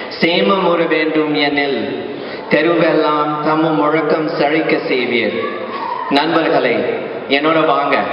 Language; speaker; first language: Tamil; non-native, fluent; English